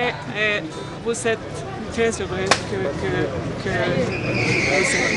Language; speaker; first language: French; non-native, learner; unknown